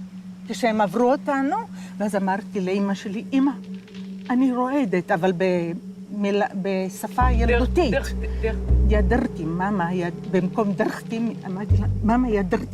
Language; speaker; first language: Hebrew; early bilingual, other home language; Croatian